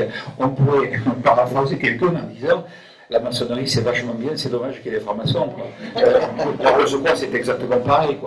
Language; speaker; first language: French; native; French